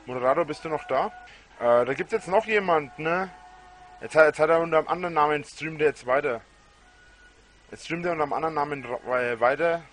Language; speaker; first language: German; native; German